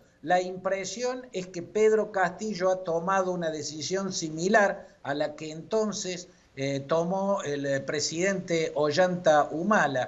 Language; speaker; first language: Spanish; native; Spanish